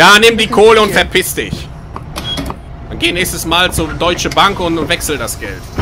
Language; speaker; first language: German; native; German